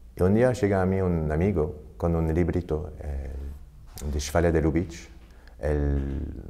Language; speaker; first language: Spanish; non-native, fluent; French